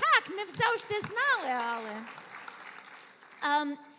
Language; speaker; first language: Ukrainian; early bilingual, heritage; Ukrainian